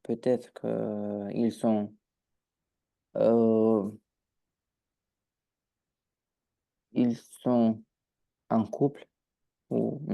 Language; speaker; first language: French; non-native, learner; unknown